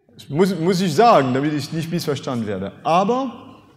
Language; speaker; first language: German; non-native, fluent; French